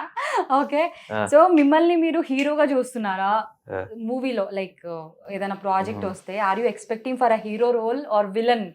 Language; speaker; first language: Telugu; native; Telugu